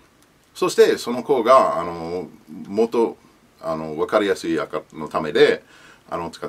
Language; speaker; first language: Japanese; non-native, learner; English